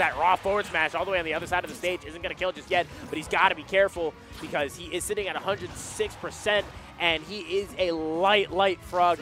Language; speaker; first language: English; native; English